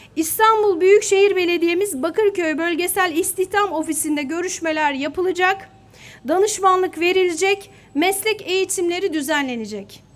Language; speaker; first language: Turkish; native; Turkish